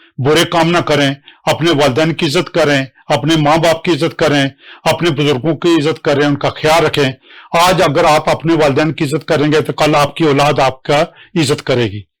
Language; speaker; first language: Urdu; non-native, local second language; Pahari-Potwari